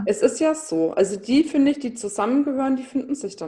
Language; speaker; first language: German; native; German